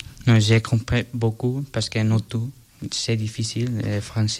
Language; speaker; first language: French; non-native, learner; Spanish